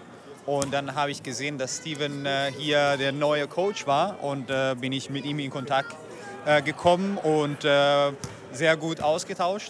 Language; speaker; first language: German; non-native, fluent; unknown